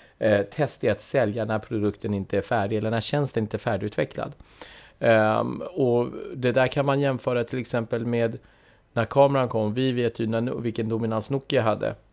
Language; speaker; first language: Swedish; early bilingual, other home language; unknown